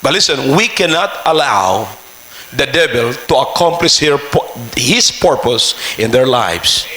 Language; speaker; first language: English; non-native, local second language; Filipino